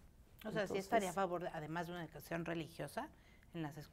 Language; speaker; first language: Spanish; native; Spanish